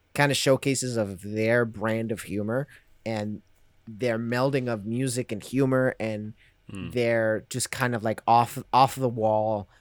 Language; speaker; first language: English; non-native, fluent; Spanish